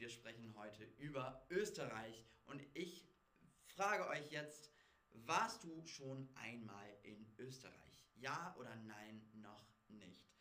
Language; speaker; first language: German; non-native, fluent; English